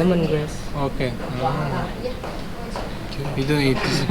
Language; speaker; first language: English; non-native, learner; Turkish